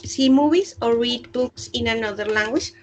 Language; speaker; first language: English; non-native, learner; Spanish